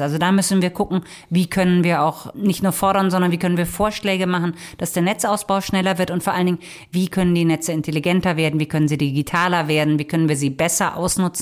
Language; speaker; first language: German; native; German